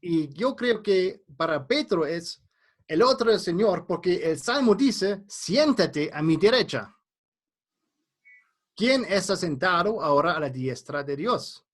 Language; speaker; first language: Spanish; non-native, fluent; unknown